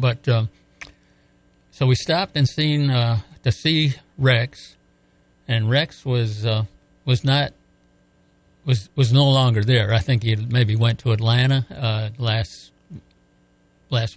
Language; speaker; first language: English; native; English